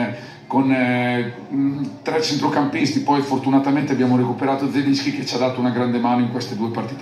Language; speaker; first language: Italian; native; Italian